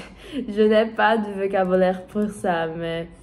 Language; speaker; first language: French; non-native, learner; Portuguese